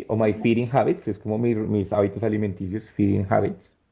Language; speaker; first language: Spanish; native; Spanish